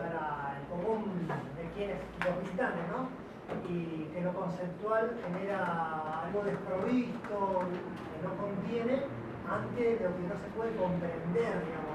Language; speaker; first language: Spanish; native; Spanish